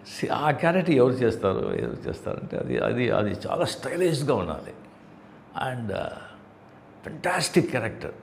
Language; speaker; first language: Telugu; non-native, local second language; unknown